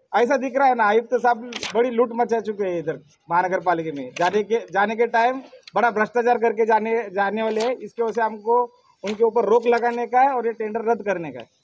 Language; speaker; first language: Hindi; non-native, local second language; Marathi